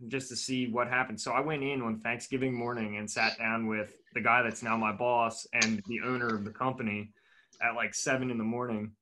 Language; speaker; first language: English; native; English